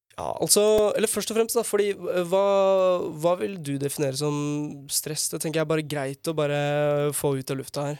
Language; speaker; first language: Norwegian; native; Norwegian